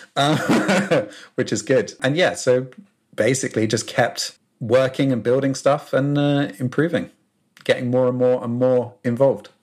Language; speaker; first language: English; native; English